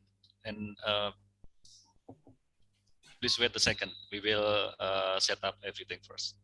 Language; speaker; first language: English; non-native, fluent; Indonesian